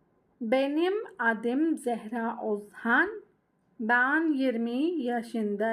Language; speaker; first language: Turkish; non-native, learner; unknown